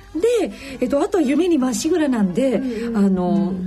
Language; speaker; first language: Japanese; native; Japanese